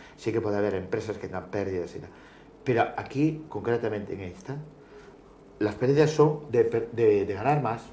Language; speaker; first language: Spanish; native; Spanish